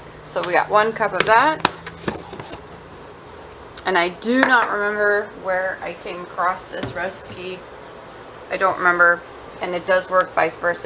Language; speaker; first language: English; native; English